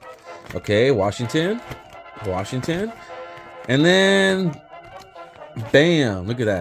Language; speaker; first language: English; native; English